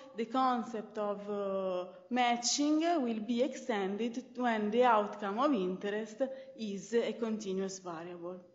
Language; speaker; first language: English; non-native, fluent; Italian